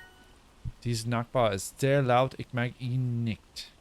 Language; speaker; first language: German; non-native, learner; English